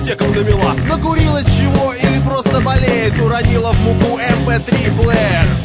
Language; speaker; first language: Russian; native; Russian